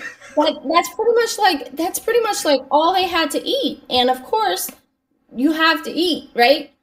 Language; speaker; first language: English; native; English